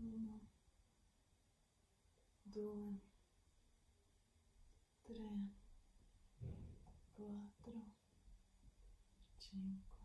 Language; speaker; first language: Italian; non-native, learner; Russian